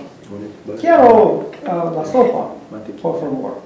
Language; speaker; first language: Spanish; non-native, learner; English